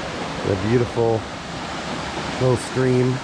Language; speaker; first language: English; native; English